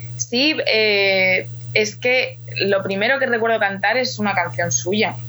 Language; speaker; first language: Spanish; early bilingual, other home language; Ukrainian